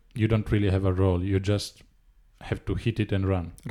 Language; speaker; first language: English; non-native, fluent; Italian